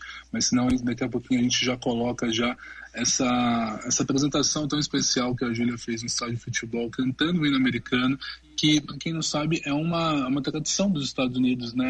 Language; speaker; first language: Portuguese; native; Portuguese